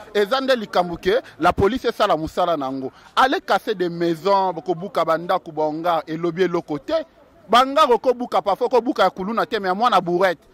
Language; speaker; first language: Lingala; native; Lingala